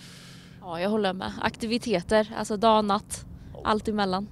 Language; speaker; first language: Swedish; native; Swedish